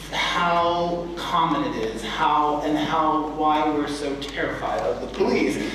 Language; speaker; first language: English; native; English